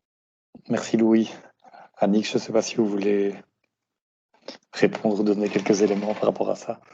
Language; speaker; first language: French; native; French